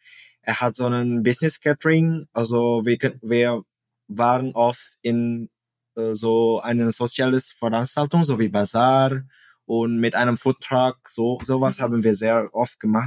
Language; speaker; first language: German; non-native, fluent; Indonesian